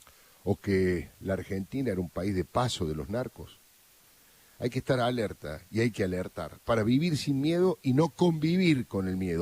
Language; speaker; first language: Spanish; native; Spanish